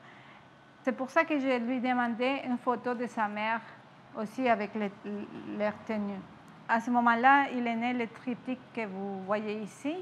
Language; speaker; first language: French; non-native, fluent; Spanish